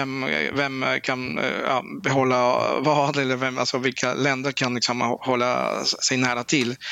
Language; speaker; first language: Swedish; non-native, fluent; Spanish